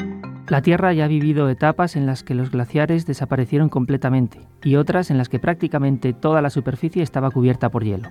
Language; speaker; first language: Spanish; native; Spanish